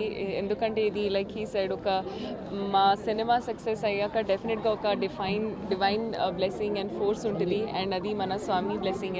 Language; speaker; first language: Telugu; non-native, fluent; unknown